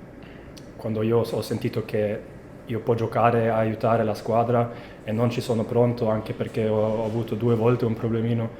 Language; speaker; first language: Italian; non-native, fluent; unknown